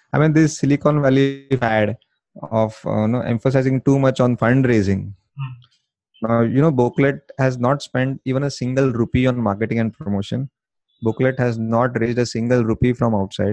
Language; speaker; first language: English; non-native, local second language; Marathi